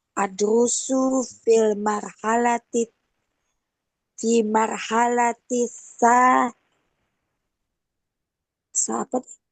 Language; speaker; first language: Arabic; non-native, learner; Indonesian